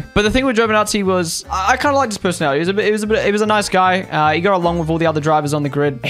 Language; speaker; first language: English; native; English